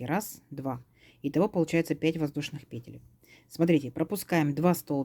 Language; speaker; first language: Russian; native; Russian